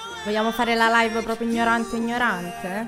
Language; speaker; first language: Italian; native; Italian